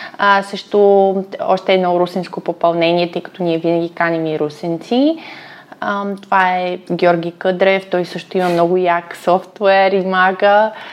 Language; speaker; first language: Bulgarian; native; Bulgarian